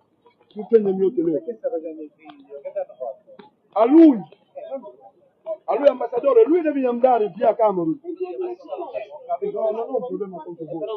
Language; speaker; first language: Italian; non-native, learner; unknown